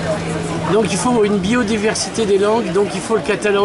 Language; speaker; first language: French; native; French